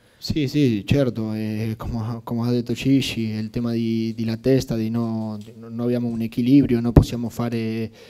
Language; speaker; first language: Italian; non-native, fluent; Spanish